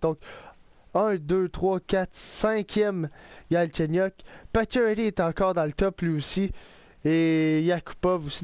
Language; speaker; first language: French; native; French